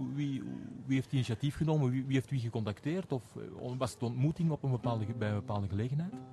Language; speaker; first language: Dutch; native; Dutch